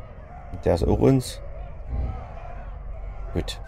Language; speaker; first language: German; native; German